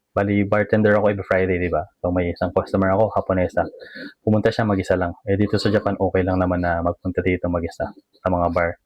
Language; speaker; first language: Filipino; native; Filipino